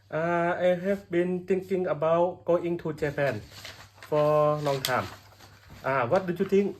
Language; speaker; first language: English; non-native, learner; Thai